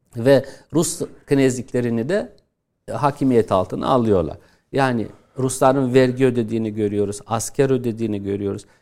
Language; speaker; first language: Turkish; non-native, fluent; Tatar